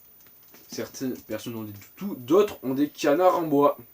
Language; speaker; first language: French; native; French